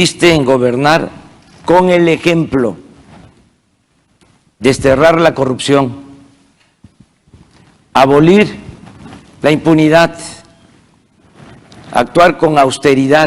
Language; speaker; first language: Spanish; native; Spanish